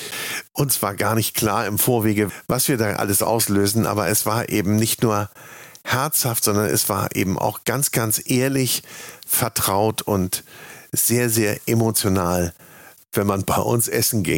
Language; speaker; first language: German; native; German